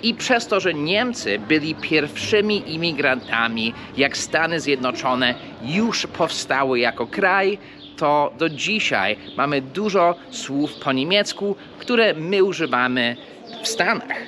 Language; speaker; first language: Polish; early bilingual, heritage; English